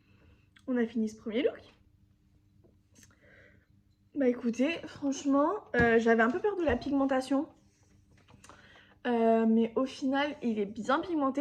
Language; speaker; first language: French; native; French